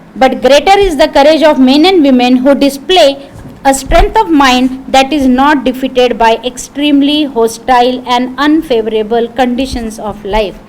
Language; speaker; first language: English; non-native, local second language; Marathi